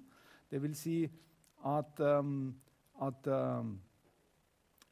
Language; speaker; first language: Norwegian; non-native, fluent; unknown